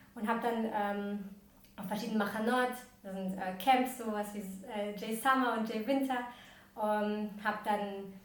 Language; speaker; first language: German; early bilingual, other home language; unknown